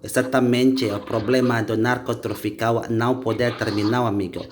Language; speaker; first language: Portuguese; non-native, learner; Indonesian